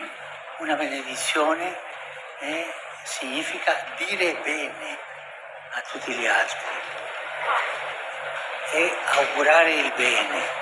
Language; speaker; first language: Italian; non-native, fluent; Spanish